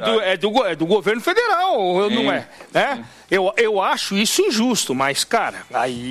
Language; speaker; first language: Portuguese; native; Portuguese